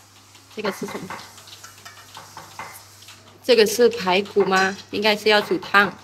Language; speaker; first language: Chinese; non-native, fluent; Vietnamese